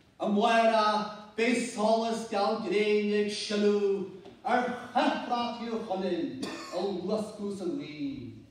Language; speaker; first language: Irish; native; Irish